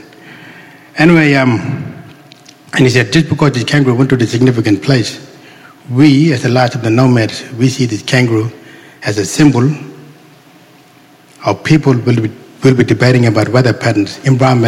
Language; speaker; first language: English; non-native, local second language; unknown